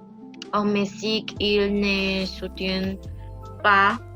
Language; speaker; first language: French; non-native, learner; Spanish